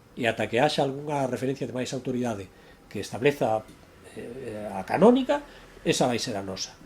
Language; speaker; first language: Galician; native; Galician